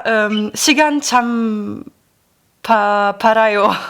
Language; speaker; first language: Korean; non-native, learner; French